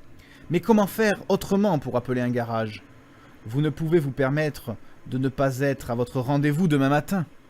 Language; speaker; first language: French; native; French